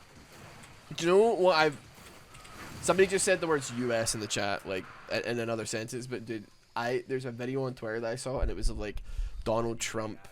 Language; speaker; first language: English; native; English